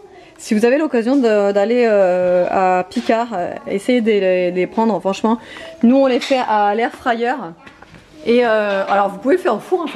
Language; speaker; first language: French; native; French